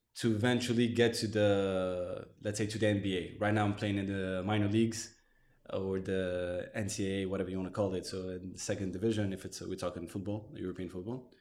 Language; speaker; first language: English; non-native, fluent; Arabic